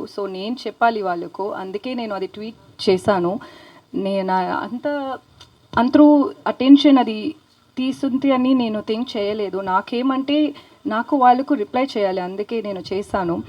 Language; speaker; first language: Telugu; non-native, local second language; Tamil